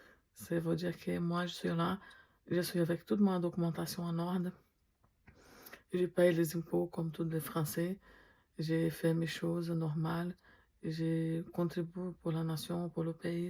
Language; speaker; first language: French; non-native, fluent; Portuguese